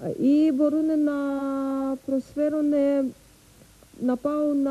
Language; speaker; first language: Greek; non-native, learner; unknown